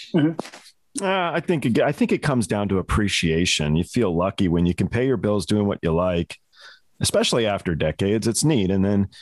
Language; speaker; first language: English; native; English